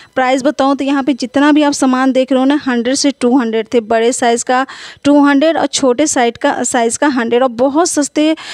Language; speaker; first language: Hindi; native; Hindi